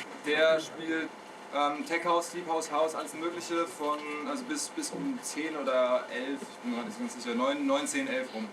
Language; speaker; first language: German; native; German